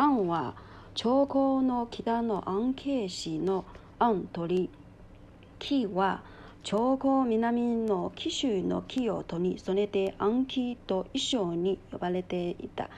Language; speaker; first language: Japanese; non-native, learner; Chinese